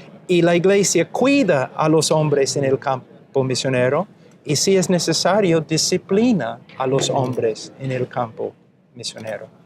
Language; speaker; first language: Spanish; non-native, fluent; English